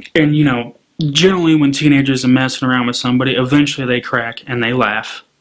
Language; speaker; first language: English; native; English